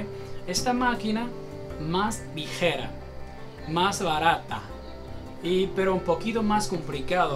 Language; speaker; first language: Spanish; non-native, learner; Chinese